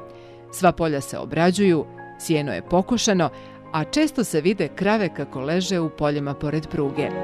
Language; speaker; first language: Bosnian; native; Bosnian